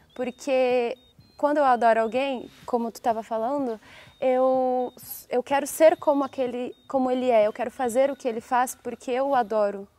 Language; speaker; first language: Portuguese; native; Portuguese